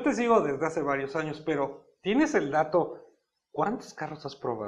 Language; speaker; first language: Spanish; native; Spanish